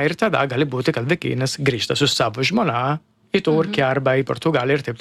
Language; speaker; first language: Lithuanian; non-native, learner; Italian